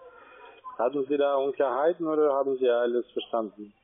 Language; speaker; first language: German; non-native, fluent; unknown